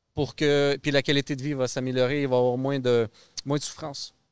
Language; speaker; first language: French; early bilingual, other home language; Russian